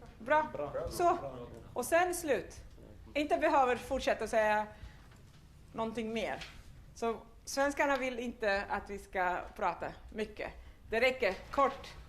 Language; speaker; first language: Swedish; non-native, fluent; Arabic